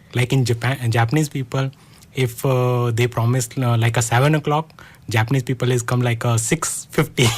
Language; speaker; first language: English; non-native, learner; Hindi